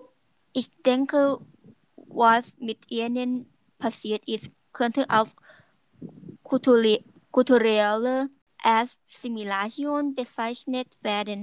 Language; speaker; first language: German; non-native, learner; Thai